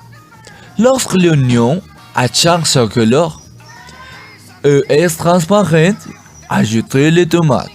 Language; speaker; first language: French; non-native, learner; Spanish